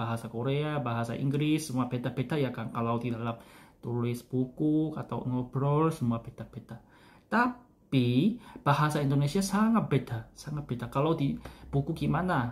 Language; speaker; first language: Indonesian; non-native, fluent; Korean